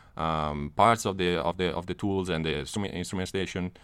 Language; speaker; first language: English; non-native, fluent; Italian